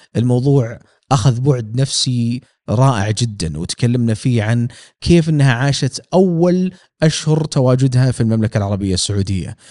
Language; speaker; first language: Arabic; native; Arabic